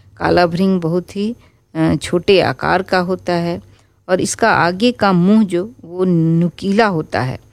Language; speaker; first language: Hindi; native; Hindi